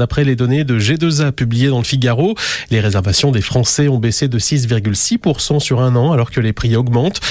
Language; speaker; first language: French; native; French